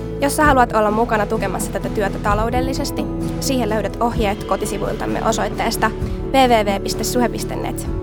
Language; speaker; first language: Finnish; native; Finnish